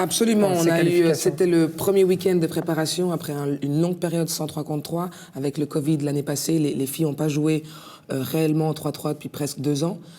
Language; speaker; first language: French; native; French